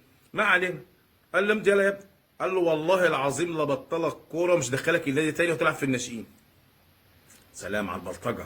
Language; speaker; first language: Arabic; native; Arabic